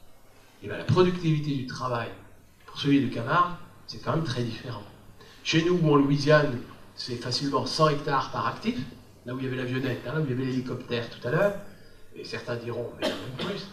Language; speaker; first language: French; native; French